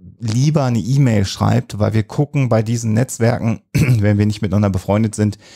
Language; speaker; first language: German; native; German